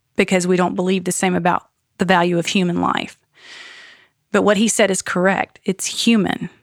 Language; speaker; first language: English; native; English